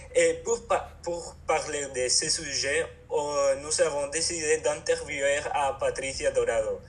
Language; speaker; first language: French; non-native, learner; Spanish